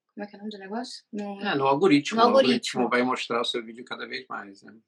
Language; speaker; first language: Portuguese; non-native, fluent; English